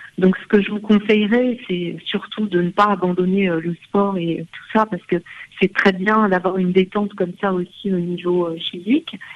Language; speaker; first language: French; native; French